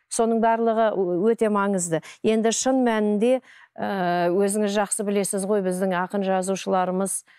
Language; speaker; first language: Kazakh; native; Kazakh